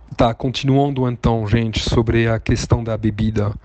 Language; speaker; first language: Portuguese; non-native, fluent; French